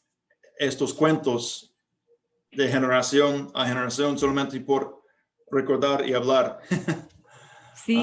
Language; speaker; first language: Spanish; non-native, fluent; English